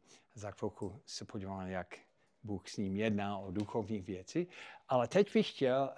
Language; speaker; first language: Czech; non-native, fluent; English